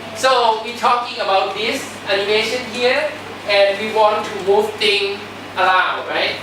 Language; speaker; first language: English; non-native, fluent; Thai